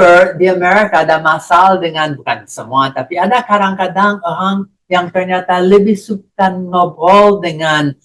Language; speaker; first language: Indonesian; non-native, fluent; English